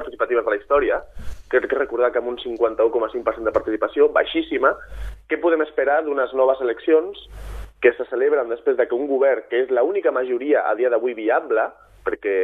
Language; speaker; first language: Catalan; native; Catalan